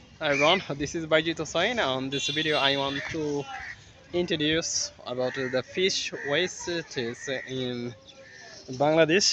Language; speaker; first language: English; non-native, learner; Bangla